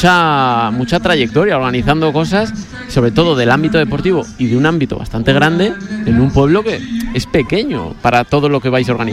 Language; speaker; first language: Spanish; native; Spanish